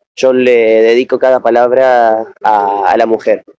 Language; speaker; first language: Spanish; native; Spanish